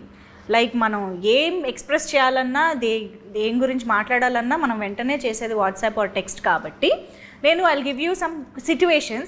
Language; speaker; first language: Telugu; native; Telugu